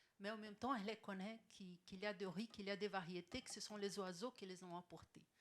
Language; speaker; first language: French; non-native, fluent; Portuguese